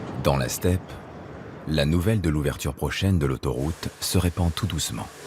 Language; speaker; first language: French; native; French